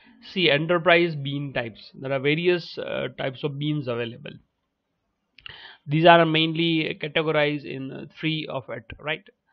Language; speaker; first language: English; non-native, local second language; Gujarati